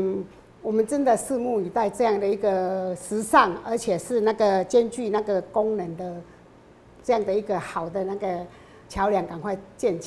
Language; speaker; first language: Chinese; non-native, local second language; Min Nan Chinese